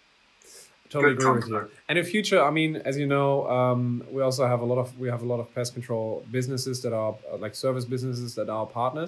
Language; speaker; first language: English; non-native, fluent; German